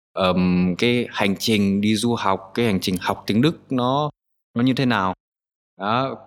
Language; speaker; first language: Vietnamese; early bilingual, other home language; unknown